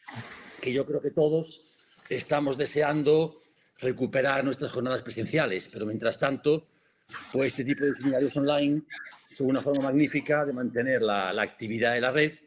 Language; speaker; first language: Spanish; native; Spanish